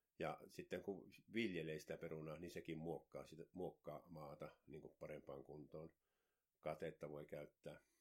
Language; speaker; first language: Finnish; native; Finnish